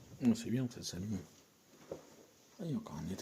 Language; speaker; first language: French; native; French